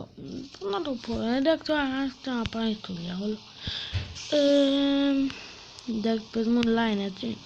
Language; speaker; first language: Greek; native; Greek